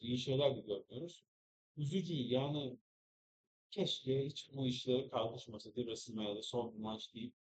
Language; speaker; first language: Turkish; native; Turkish